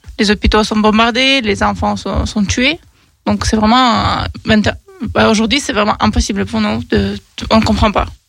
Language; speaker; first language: French; non-native, fluent; Ukrainian